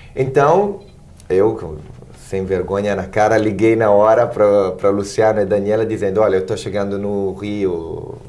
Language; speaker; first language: Portuguese; non-native, fluent; Italian